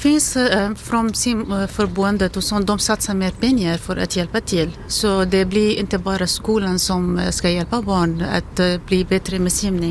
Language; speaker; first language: Swedish; non-native, learner; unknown